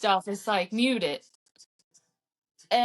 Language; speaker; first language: English; early bilingual, heritage; English